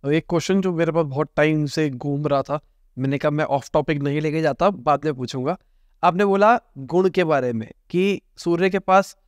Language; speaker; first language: Hindi; native; Hindi